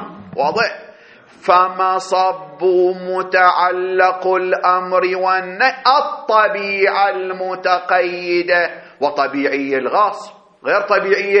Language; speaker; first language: Arabic; native; Arabic